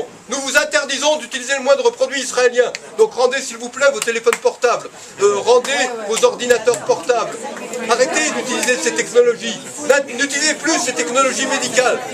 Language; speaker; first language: French; native; French